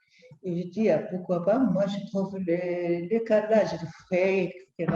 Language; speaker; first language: French; non-native, learner; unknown